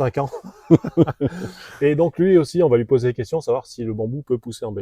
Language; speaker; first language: French; native; French